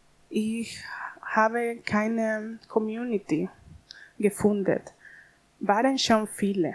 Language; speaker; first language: German; non-native, learner; Spanish